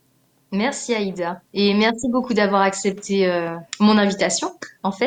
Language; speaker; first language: French; native; French